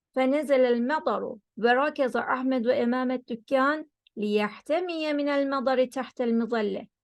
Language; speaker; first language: Arabic; non-native, fluent; Turkish